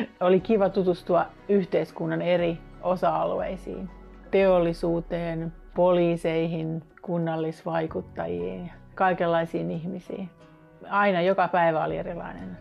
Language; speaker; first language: Finnish; native; Finnish